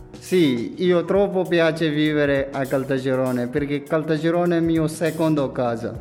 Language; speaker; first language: Italian; non-native, learner; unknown